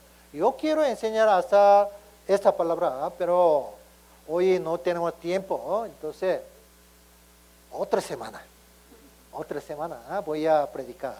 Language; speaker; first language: Spanish; non-native, learner; Korean